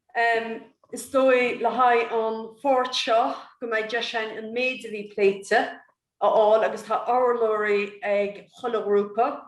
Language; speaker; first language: Irish; native; Irish